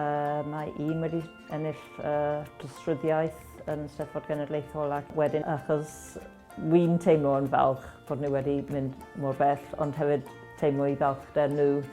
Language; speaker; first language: Welsh; non-native, fluent; English